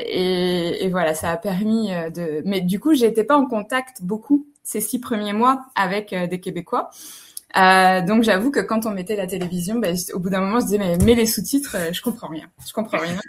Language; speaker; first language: French; native; French